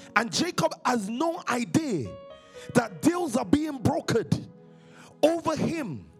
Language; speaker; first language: English; native; English